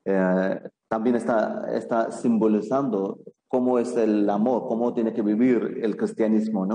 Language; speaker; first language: Spanish; non-native, fluent; Malayalam